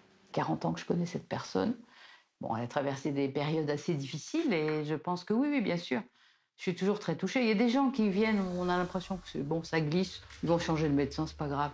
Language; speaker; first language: French; native; French